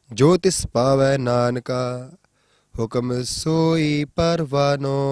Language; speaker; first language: Hindi; non-native, local second language; Punjabi